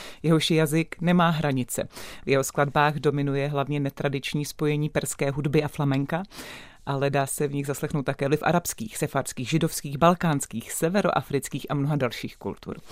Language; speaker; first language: Czech; native; Czech